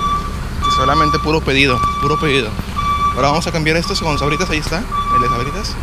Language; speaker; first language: Spanish; native; Spanish